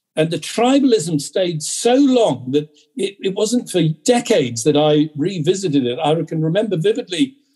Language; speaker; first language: English; native; English